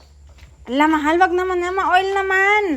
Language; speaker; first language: Filipino; native; Filipino